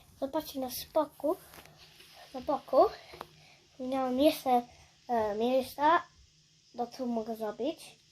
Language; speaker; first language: Polish; early bilingual, heritage; Polish